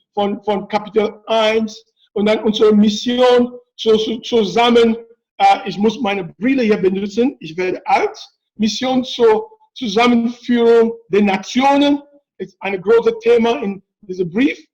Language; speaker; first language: German; non-native, fluent; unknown